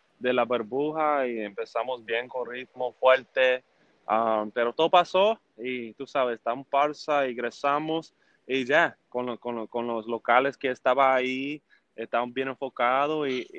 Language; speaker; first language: Spanish; early bilingual, heritage; English